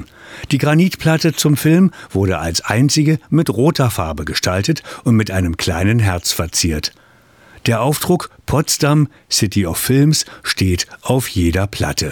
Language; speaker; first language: German; native; German